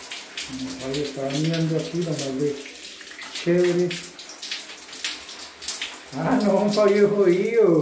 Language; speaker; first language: Spanish; native; Spanish